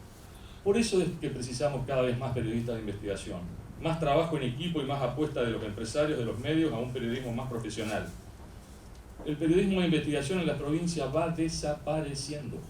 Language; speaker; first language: Spanish; native; Spanish